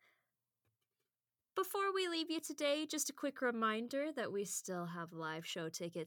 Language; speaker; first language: English; native; English